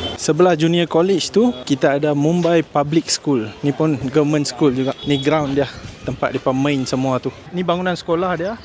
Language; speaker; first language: Malay; native; Malay